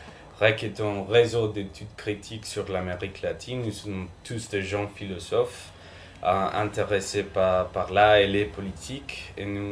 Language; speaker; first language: French; non-native, fluent; Spanish